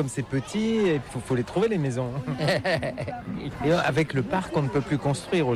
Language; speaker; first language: French; native; French